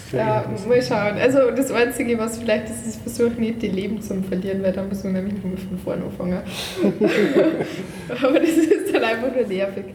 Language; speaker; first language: German; native; German